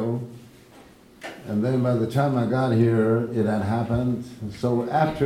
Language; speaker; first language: English; early bilingual, other home language; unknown